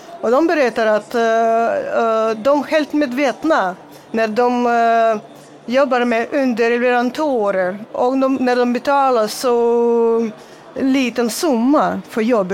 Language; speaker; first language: Swedish; non-native, fluent; Russian